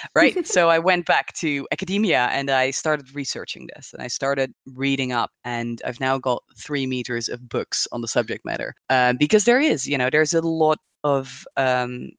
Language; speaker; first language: English; non-native, fluent; Dutch